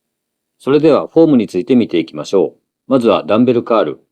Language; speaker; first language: Japanese; native; Japanese